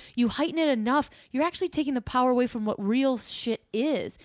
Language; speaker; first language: English; native; English